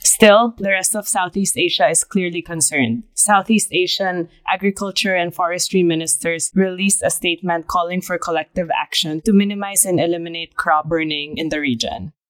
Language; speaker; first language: English; non-native, local second language; Filipino